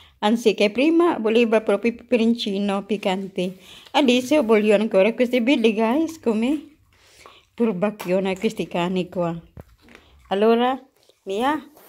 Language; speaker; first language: Italian; non-native, learner; Filipino